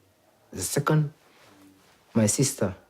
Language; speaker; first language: English; non-native, learner; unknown